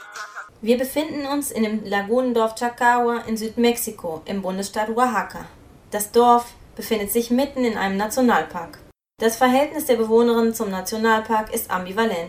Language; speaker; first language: German; native; German